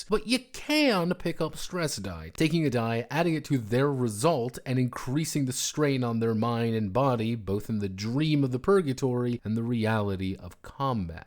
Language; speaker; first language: English; native; English